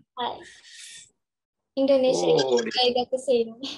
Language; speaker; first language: Japanese; non-native, learner; Indonesian